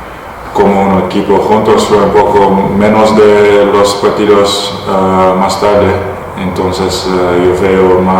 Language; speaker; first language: Spanish; non-native, learner; Dutch